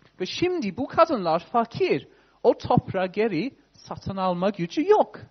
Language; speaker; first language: Turkish; non-native, fluent; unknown